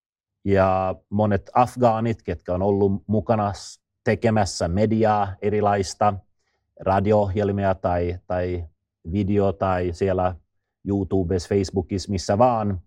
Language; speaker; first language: Finnish; non-native, fluent; Swedish